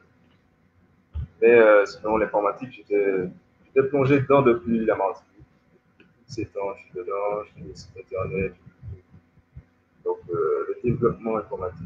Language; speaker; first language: French; native; French